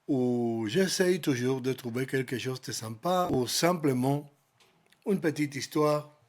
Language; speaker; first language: French; non-native, learner; Spanish